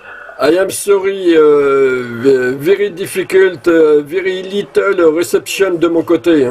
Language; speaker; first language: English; non-native, learner; French